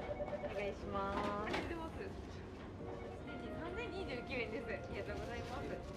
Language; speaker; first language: Japanese; native; Japanese